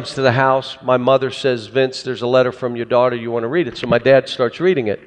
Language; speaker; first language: English; native; English